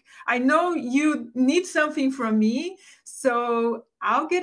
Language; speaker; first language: English; non-native, fluent; Portuguese